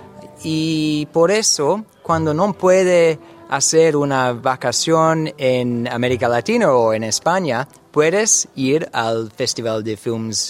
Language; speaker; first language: Spanish; non-native, fluent; English